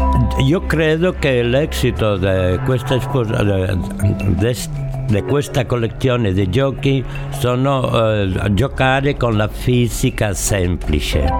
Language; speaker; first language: Italian; non-native, learner; Catalan